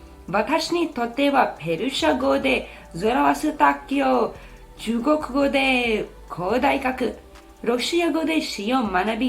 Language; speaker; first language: Japanese; non-native, fluent; English